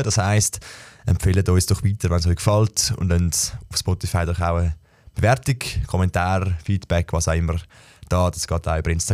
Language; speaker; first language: German; native; German